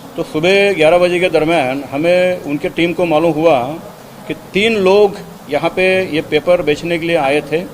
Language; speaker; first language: Hindi; non-native, local second language; Marathi